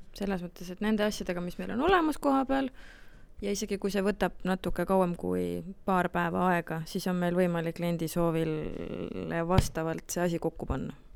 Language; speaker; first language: Estonian; native; Estonian